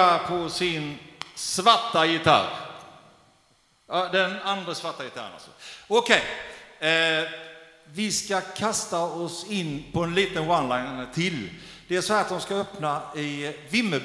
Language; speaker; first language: Swedish; native; Swedish